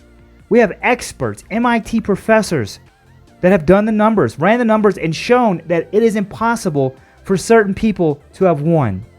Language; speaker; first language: English; native; English